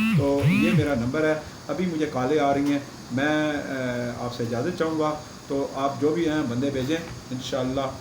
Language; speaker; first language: Urdu; non-native, local second language; Pashto